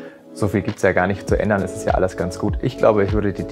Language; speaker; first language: German; native; German